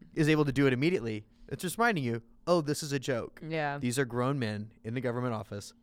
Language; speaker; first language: English; native; English